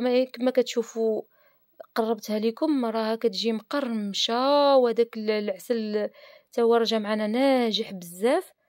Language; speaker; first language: Arabic; native; Arabic